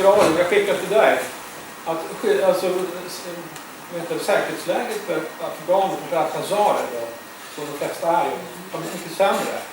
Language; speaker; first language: Swedish; non-native, learner; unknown